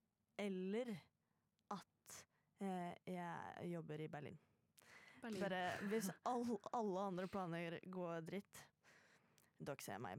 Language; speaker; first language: Norwegian; native; Norwegian